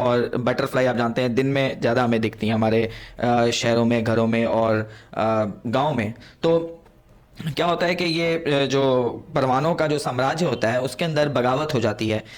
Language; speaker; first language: Hindi; non-native, local second language; Punjabi